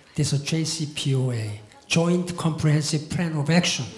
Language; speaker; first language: English; non-native, fluent; Korean